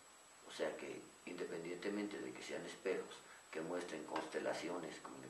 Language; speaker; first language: Spanish; native; Spanish